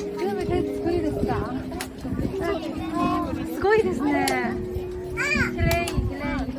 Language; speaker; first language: Japanese; non-native, learner; Chinese